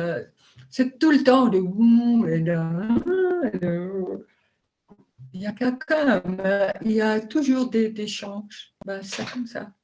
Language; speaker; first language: French; non-native, learner; Dutch